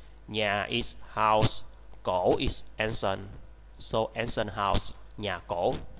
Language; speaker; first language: English; non-native, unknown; Vietnamese